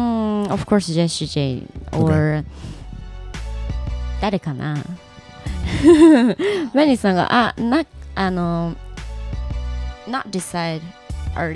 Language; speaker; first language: English; non-native, learner; Japanese